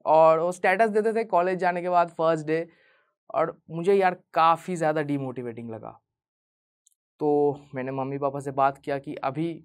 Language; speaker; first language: Hindi; non-native, local second language; Bangla